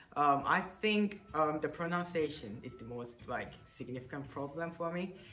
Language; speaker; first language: English; non-native, fluent; Japanese